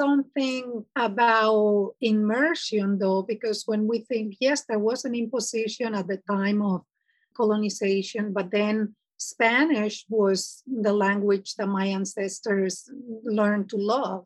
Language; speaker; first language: English; non-native, fluent; Spanish